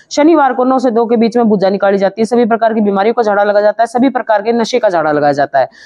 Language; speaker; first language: Hindi; native; Hindi